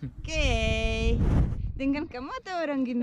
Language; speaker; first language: Indonesian; non-native, learner; Czech